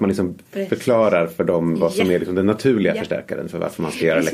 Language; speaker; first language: Swedish; native; Swedish